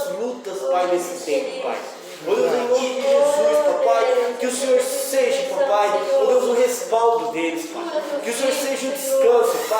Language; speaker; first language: Portuguese; native; Portuguese